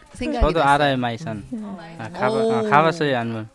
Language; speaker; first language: Korean; non-native, learner; Nepali